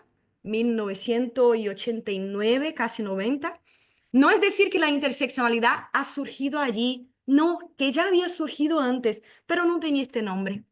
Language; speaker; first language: Spanish; non-native, fluent; Portuguese